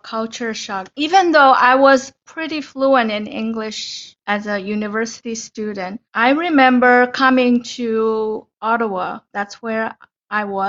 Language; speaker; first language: English; non-native, fluent; Chinese